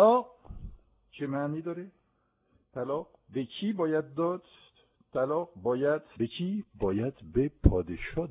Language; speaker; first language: Persian; non-native, fluent; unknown